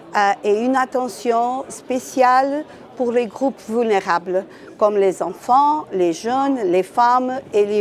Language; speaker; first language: French; non-native, fluent; Portuguese